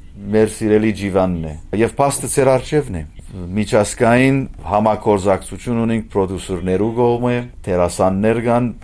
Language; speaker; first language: Armenian; early bilingual, heritage; Armenian